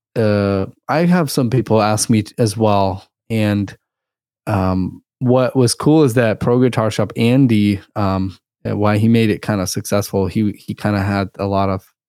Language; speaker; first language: English; early bilingual, other home language; Russian